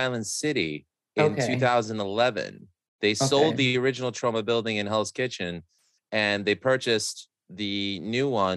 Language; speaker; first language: English; native; English